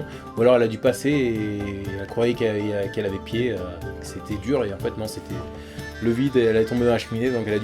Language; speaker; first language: French; native; French